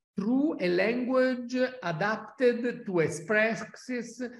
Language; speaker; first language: English; non-native, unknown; Italian